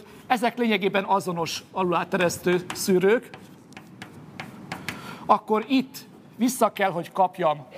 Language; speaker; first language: Hungarian; native; Hungarian